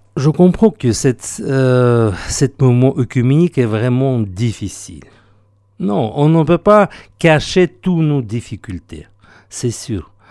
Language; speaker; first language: French; non-native, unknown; Russian